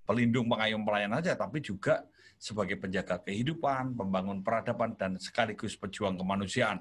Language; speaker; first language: Indonesian; native; Indonesian